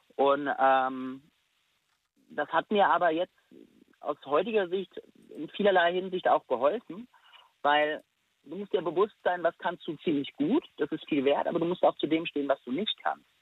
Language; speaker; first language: German; native; German